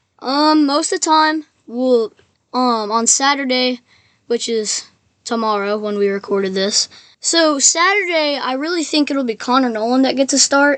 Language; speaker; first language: English; native; English